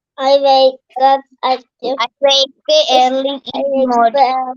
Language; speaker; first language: English; non-native, learner; Malayalam